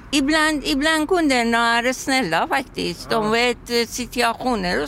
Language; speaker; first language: Swedish; non-native, learner; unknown